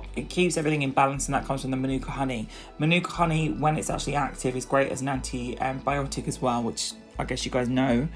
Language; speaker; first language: English; native; English